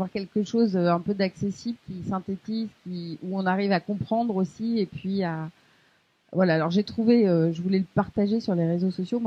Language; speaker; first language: French; native; French